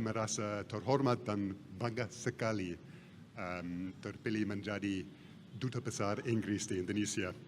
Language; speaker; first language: Indonesian; non-native, fluent; English